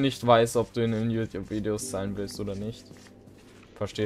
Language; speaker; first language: German; native; German